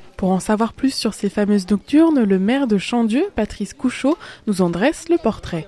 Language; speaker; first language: French; native; French